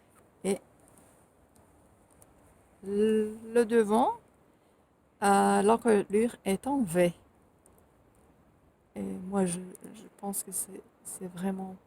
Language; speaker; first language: French; non-native, fluent; Finnish